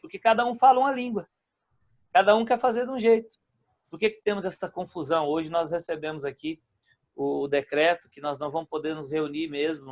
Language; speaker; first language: Portuguese; native; Portuguese